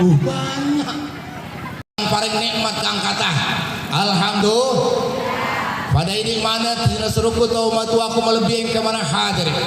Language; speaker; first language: Indonesian; non-native, local second language; Buginese